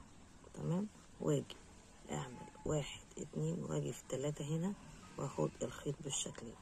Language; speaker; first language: Arabic; native; Arabic